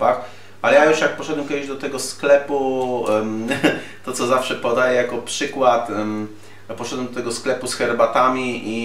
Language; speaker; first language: Polish; native; Polish